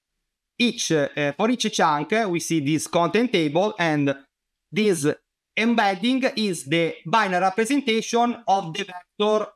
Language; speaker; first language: English; non-native, fluent; Italian